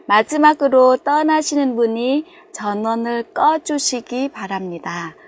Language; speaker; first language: Korean; non-native, fluent; Vietnamese